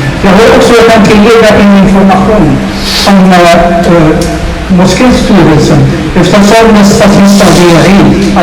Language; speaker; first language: Swedish; non-native, fluent; Somali